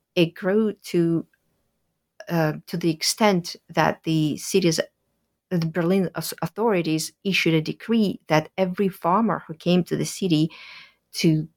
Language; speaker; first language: English; early bilingual, other home language; Russian